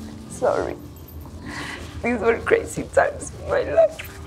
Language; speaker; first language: English; non-native, fluent; Spanish